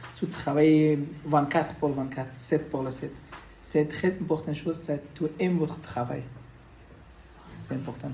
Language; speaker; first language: French; non-native, learner; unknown